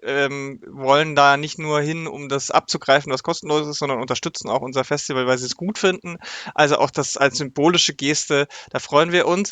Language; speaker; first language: German; native; German